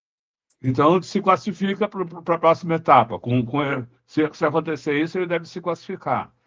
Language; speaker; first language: Portuguese; native; Portuguese